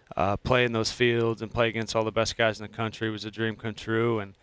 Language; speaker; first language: English; native; English